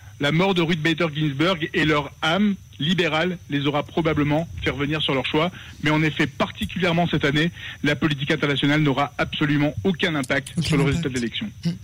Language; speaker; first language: French; native; French